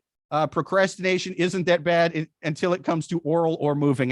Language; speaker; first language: English; native; English